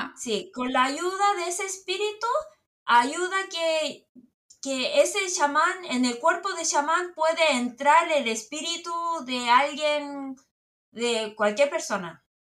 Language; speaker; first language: Spanish; non-native, fluent; Korean